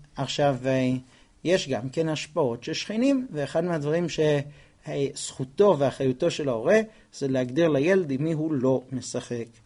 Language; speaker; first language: Hebrew; non-native, fluent; English